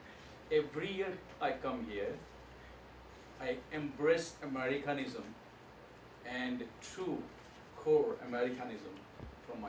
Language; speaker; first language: English; non-native, local second language; Gujarati